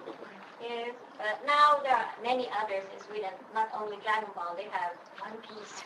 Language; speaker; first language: English; non-native, fluent; Swedish